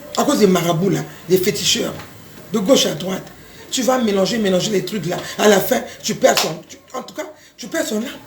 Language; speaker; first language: French; non-native, local second language; Lingala